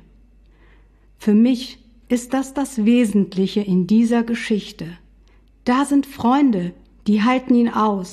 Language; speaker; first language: German; native; German